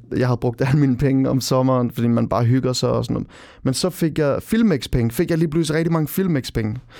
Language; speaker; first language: Danish; early bilingual, other home language; Albanian